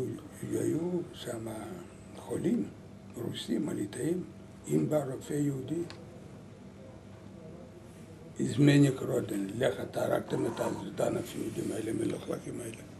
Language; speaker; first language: Hebrew; non-native, learner; Lithuanian